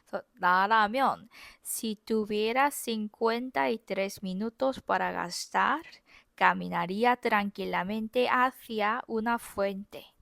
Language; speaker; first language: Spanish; non-native, fluent; Korean